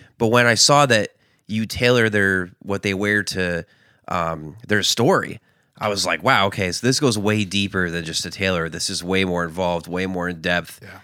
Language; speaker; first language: English; native; English